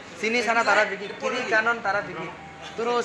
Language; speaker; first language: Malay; non-native, learner; Bangla